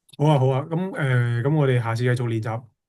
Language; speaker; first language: Chinese; native; Chinese